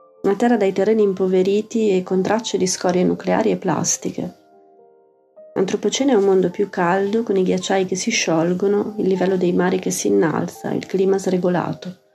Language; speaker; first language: Italian; native; Italian